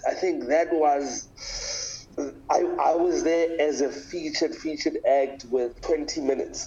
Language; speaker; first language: English; non-native, local second language; Tswana